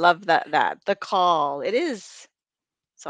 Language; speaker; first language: English; native; English